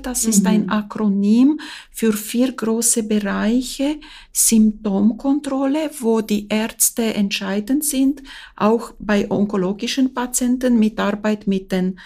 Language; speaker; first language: German; non-native, fluent; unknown